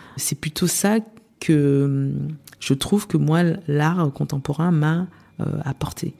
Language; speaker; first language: French; early bilingual, other home language; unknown